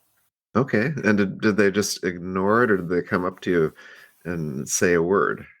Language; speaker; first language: English; native; English